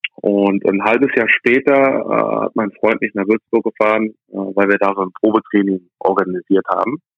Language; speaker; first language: German; early bilingual, other home language; English